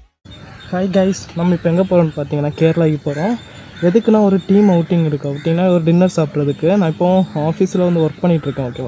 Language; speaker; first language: Tamil; native; Tamil